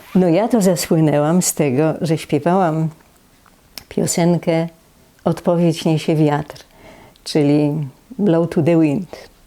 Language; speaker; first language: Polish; native; Polish